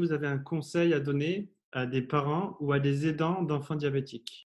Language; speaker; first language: French; native; French